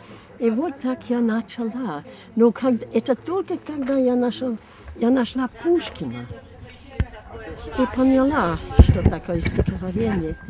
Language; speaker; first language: Russian; non-native, fluent; English